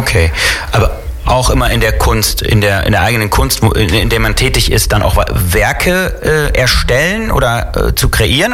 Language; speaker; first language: German; native; German